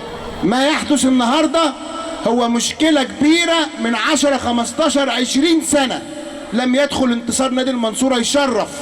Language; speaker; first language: Arabic; native; Arabic